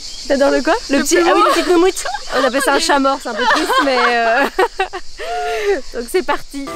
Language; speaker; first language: French; native; French